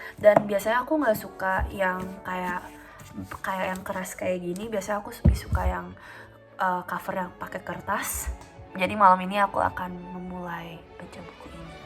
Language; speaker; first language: Indonesian; native; Indonesian